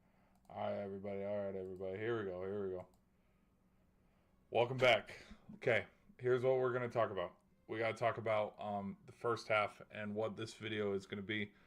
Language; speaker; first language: English; native; English